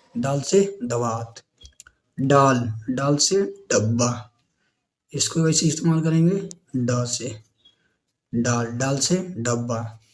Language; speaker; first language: Hindi; native; Hindi